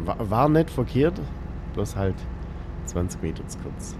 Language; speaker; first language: German; native; German